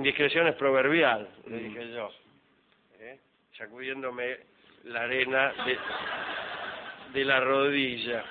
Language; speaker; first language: Spanish; native; Spanish